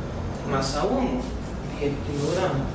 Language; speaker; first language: Spanish; native; Spanish